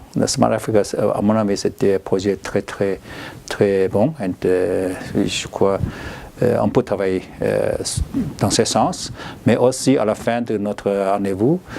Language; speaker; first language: French; non-native, learner; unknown